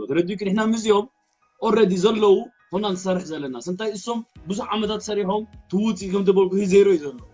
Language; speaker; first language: Tigrinya; early bilingual, heritage; Tigrinya